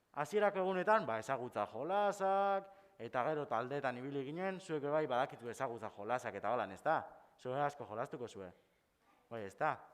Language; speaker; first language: Basque; native; Basque